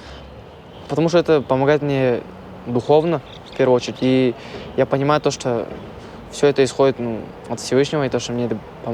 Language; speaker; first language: Russian; native; Russian